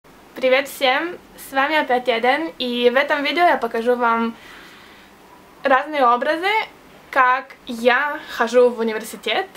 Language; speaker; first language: Russian; early bilingual, heritage; Russian